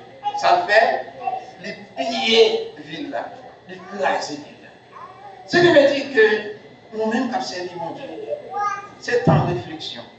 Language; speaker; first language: French; non-native, local second language; Haitian Creole